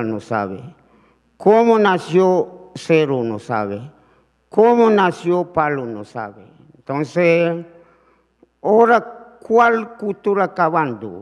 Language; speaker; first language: Spanish; non-native, learner; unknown